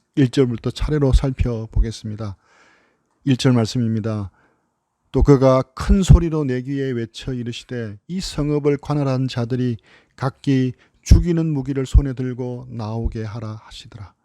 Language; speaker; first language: Korean; native; Korean